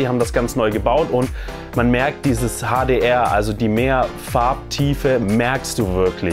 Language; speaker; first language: German; native; German